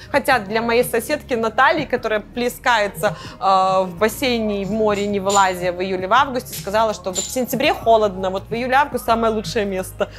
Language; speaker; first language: Russian; native; Russian